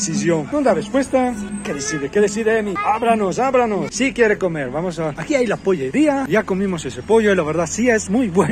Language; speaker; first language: Spanish; non-native, learner; Italian